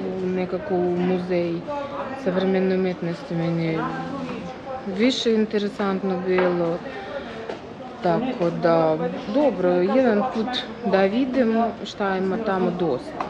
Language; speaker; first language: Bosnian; non-native, fluent; Russian